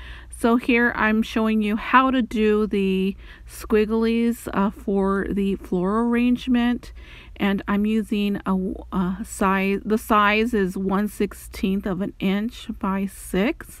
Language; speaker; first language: English; native; English